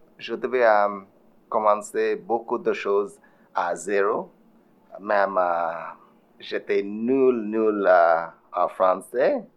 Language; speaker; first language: French; non-native, learner; Bangla